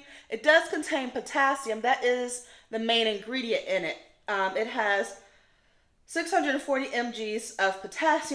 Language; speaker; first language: English; native; English